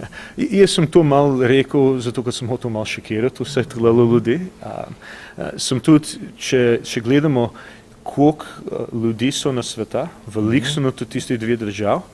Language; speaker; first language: Slovenian; early bilingual, heritage; English